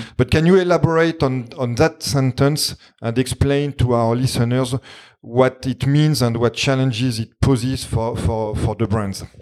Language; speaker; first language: English; non-native, fluent; French